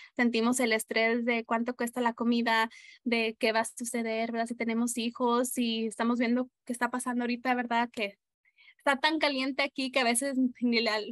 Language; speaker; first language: Spanish; early bilingual, heritage; Spanish